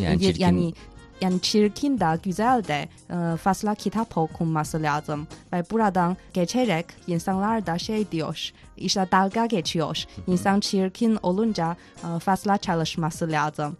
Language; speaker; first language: Turkish; non-native, fluent; Chinese